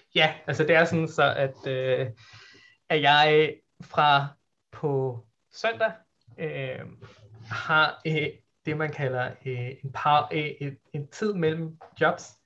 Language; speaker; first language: Danish; native; Danish